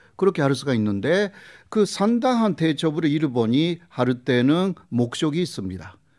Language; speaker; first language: Korean; non-native, fluent; Japanese